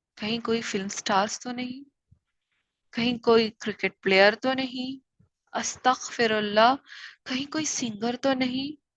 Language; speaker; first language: Urdu; native; Urdu